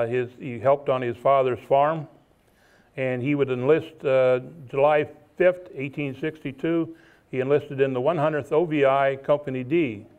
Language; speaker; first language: English; native; English